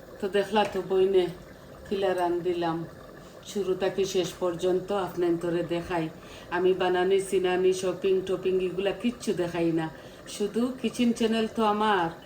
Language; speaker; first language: Bangla; native; Bangla